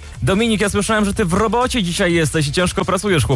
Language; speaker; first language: Polish; native; Polish